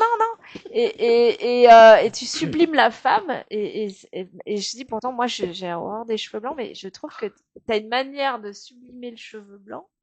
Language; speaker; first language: French; native; French